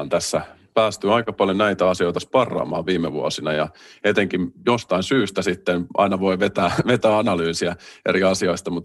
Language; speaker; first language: Finnish; native; Finnish